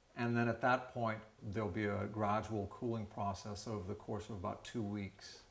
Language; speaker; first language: English; native; English